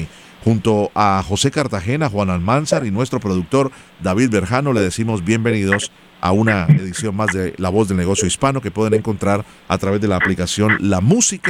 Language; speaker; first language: Spanish; native; Spanish